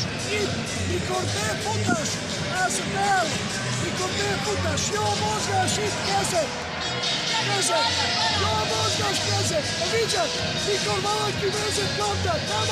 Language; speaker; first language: Hungarian; non-native, learner; Russian